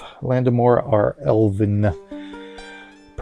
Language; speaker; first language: English; native; English